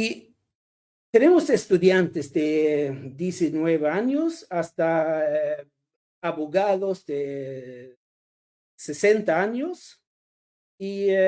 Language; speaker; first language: Spanish; non-native, fluent; Swedish